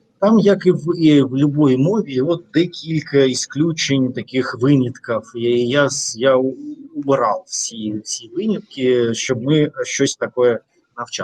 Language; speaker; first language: Ukrainian; non-native, fluent; Russian